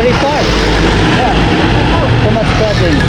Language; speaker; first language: English; early bilingual, heritage; English